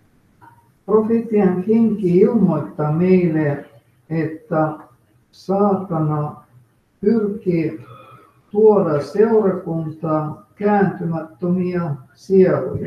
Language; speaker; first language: Finnish; non-native, fluent; Russian